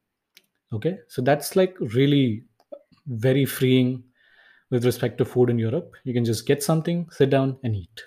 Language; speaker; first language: English; non-native, local second language; Tamil